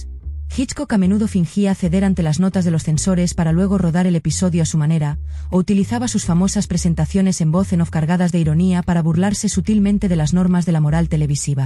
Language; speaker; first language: Spanish; native; Spanish